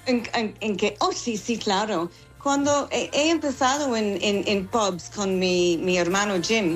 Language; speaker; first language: Spanish; non-native, fluent; English